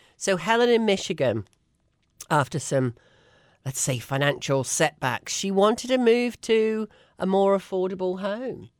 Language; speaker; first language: English; native; English